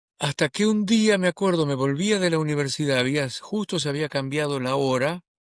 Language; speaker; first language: Spanish; native; Spanish